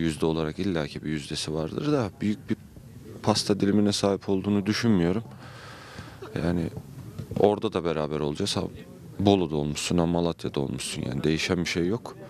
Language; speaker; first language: Turkish; native; Turkish